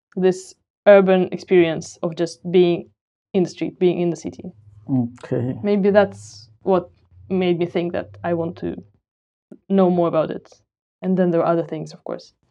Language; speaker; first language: English; non-native, fluent; Russian